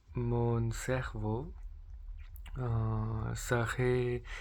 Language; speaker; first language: French; non-native, learner; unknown